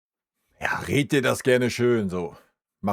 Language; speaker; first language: German; native; German